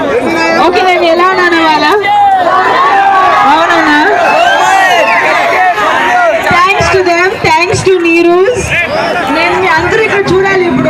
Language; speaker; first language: Telugu; non-native, learner; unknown